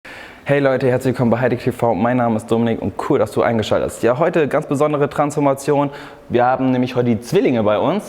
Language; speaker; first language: German; native; German